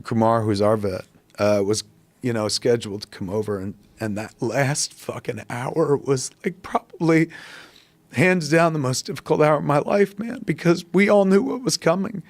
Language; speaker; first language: English; native; English